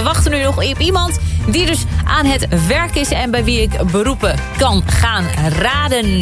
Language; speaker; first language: Dutch; native; Dutch